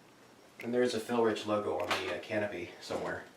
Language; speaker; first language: English; native; English